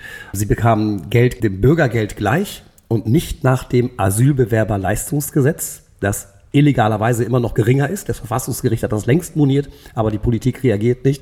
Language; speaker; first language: German; native; German